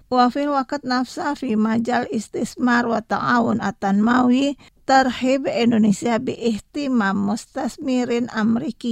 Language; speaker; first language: Arabic; non-native, fluent; Indonesian